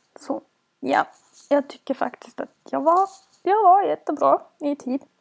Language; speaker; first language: Swedish; non-native, fluent; German